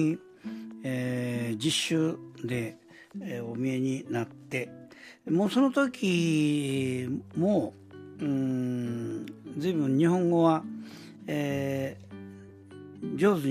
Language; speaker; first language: Japanese; native; Japanese